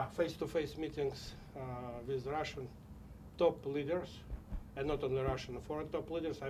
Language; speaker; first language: English; non-native, fluent; Russian